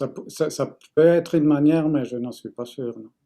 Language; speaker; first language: French; non-native, fluent; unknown